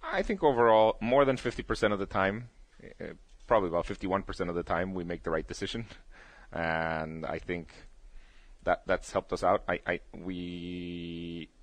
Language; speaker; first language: English; early bilingual, other home language; Spanish